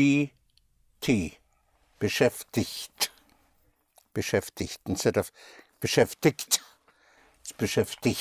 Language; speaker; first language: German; non-native, fluent; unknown